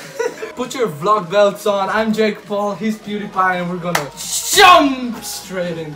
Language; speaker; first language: English; non-native, fluent; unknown